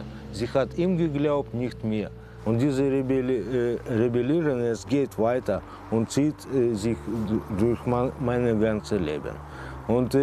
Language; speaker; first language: German; non-native, fluent; Russian